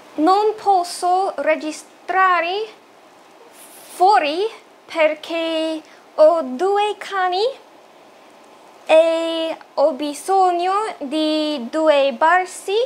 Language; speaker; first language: Italian; non-native, learner; English